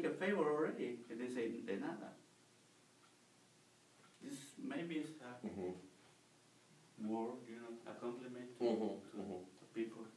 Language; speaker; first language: English; non-native, learner; Spanish